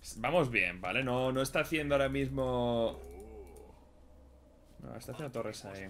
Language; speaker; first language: Spanish; native; Spanish